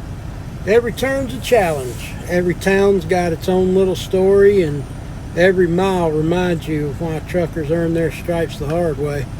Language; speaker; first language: English; native; English